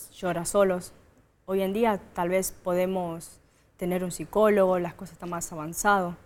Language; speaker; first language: Spanish; native; Spanish